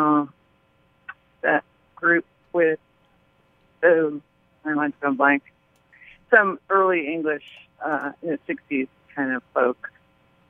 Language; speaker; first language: English; native; English